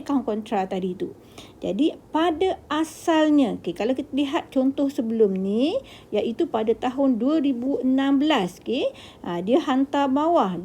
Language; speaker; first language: Malay; native; Malay